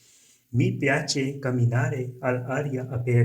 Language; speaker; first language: Italian; non-native, fluent; Urdu